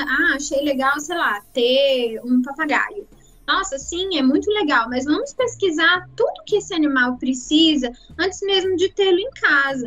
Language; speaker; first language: Portuguese; native; Portuguese